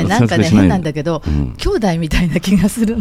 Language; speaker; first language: Japanese; native; Japanese